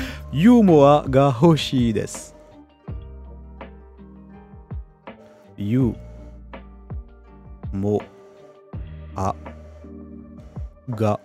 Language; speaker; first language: Japanese; non-native, learner; French